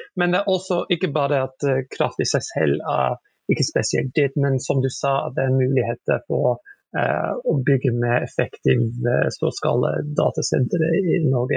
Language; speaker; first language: Norwegian; non-native, fluent; English